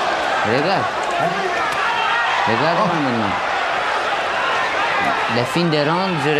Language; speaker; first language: French; non-native, learner; Romanian